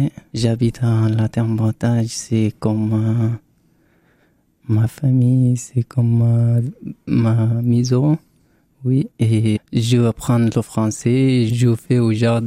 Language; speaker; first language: French; non-native, learner; Arabic